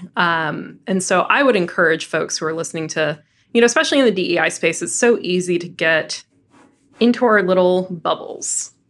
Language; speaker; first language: English; native; English